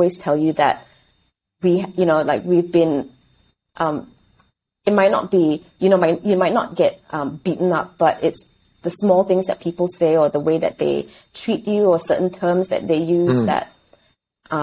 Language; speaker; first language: English; native; English